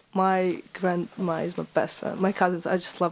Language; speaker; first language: English; non-native, fluent; Uzbek